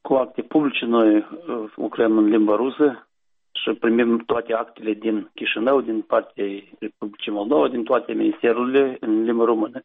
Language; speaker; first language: Romanian; non-native, local second language; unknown